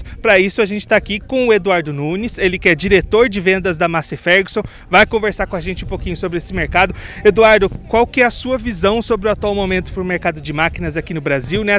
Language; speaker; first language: Portuguese; native; Portuguese